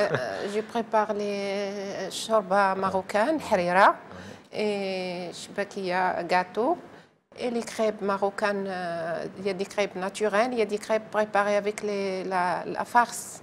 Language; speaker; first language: French; non-native, learner; Arabic